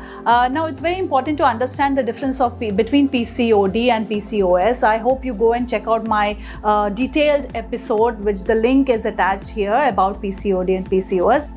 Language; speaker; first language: English; non-native, local second language; Hindi